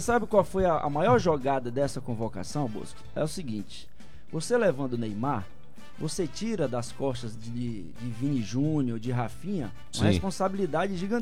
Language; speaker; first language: Portuguese; native; Portuguese